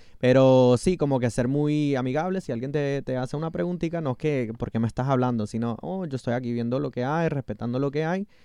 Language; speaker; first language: Spanish; early bilingual, heritage; Spanish